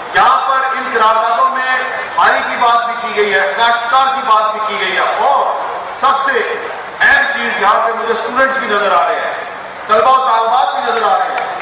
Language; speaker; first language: Urdu; native; Urdu